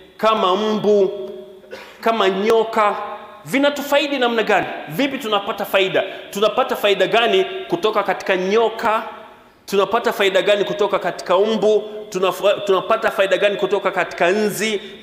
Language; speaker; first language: Swahili; non-native, local second language; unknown